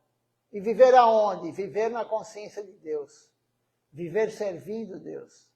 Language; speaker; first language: Portuguese; native; Portuguese